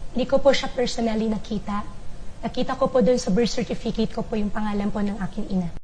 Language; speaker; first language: Filipino; non-native, local second language; Chinese